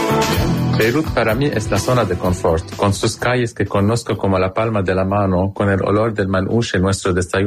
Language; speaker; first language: Spanish; non-native, fluent; Arabic